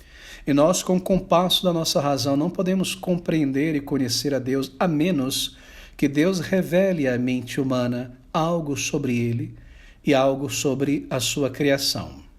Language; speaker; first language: Portuguese; native; Portuguese